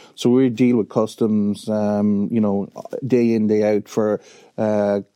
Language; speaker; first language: English; native; English